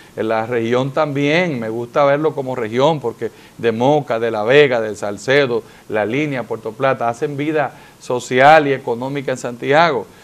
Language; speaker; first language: Spanish; native; Spanish